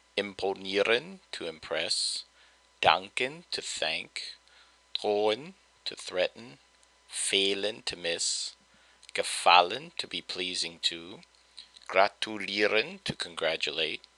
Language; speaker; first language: English; native; English